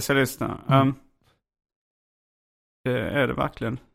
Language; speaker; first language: Swedish; native; Swedish